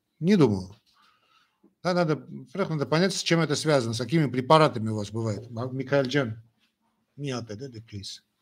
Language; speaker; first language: Russian; non-native, local second language; Armenian